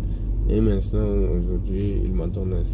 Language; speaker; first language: French; non-native, learner; Polish